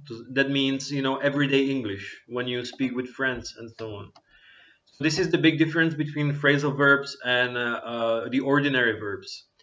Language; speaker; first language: English; non-native, fluent; Czech